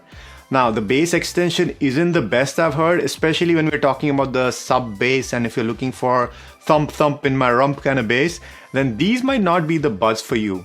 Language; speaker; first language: English; non-native, fluent; Dutch